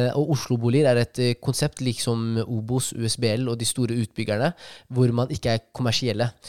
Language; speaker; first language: Norwegian; early bilingual, other home language; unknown